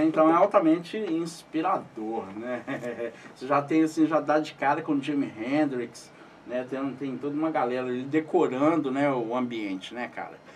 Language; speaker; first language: Portuguese; native; Portuguese